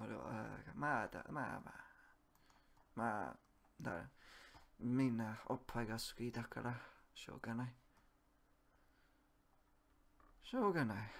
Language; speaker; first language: Japanese; non-native, learner; English